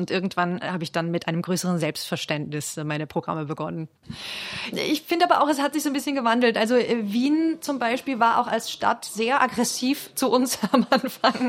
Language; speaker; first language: German; native; German